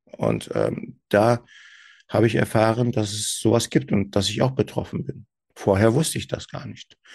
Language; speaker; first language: German; early bilingual, other home language; Turkish